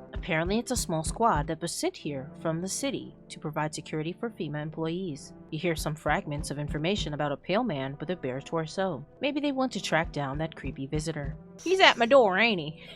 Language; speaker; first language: English; native; English